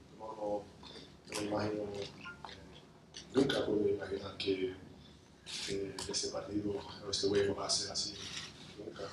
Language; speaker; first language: Spanish; non-native, learner; English